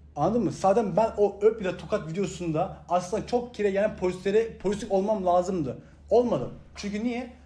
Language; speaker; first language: Turkish; early bilingual, heritage; Turkish